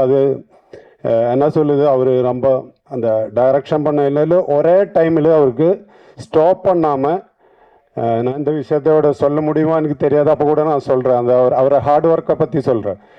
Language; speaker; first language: Tamil; non-native, learner; Malayalam